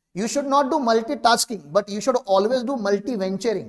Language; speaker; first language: Hindi; non-native, local second language; Marathi